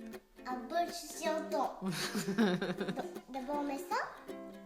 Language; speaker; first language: French; early bilingual, heritage; Japanese